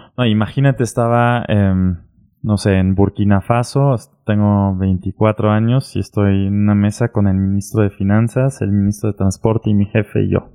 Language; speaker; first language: Spanish; early bilingual, heritage; German